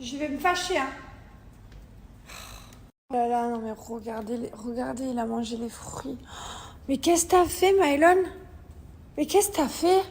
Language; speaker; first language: French; native; French